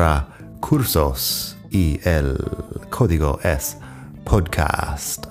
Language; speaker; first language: Spanish; non-native, fluent; English